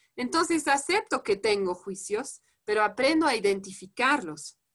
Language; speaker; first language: Spanish; non-native, fluent; French